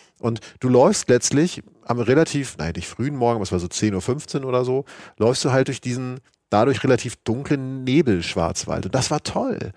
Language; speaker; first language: German; native; German